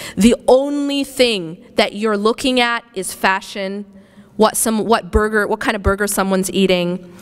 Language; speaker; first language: English; native; English